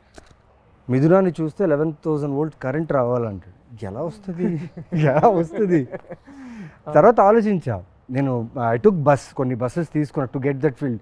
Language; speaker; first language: Telugu; native; Telugu